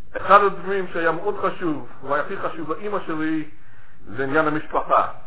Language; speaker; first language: Hebrew; non-native, fluent; English